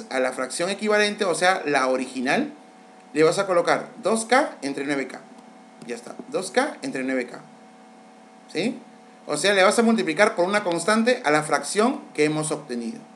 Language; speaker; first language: Spanish; native; Spanish